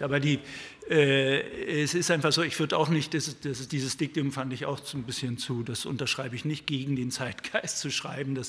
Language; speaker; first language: German; native; German